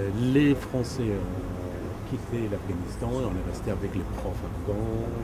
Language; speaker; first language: French; non-native, fluent; Persian